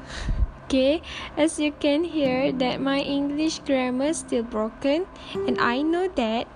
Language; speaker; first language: English; non-native, learner; Malay